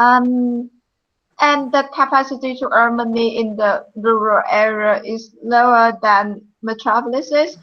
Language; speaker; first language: English; non-native, fluent; Vietnamese